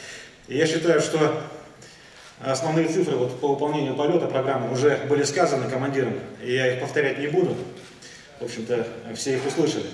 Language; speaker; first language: Russian; native; Russian